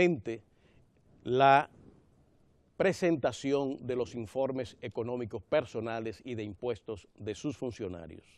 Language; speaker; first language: Spanish; native; Spanish